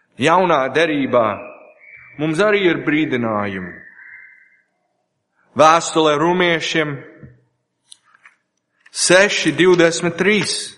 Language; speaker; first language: Latvian; non-native, learner; English